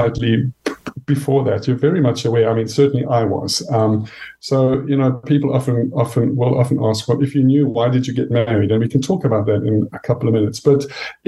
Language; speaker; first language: English; native; English